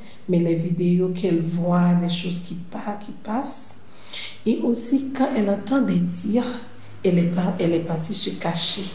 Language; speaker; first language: French; non-native, local second language; Haitian Creole